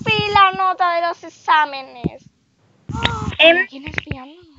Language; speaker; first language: Spanish; native; Spanish